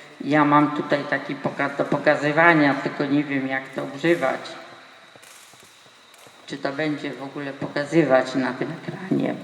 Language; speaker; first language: Polish; native; Polish